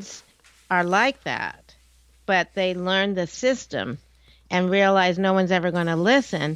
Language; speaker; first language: English; native; English